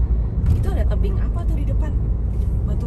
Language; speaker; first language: Indonesian; native; Indonesian